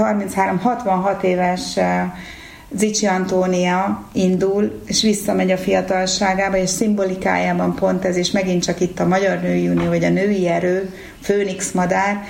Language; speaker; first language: Hungarian; native; Hungarian